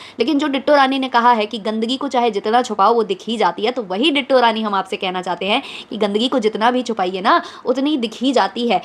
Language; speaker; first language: Hindi; native; Hindi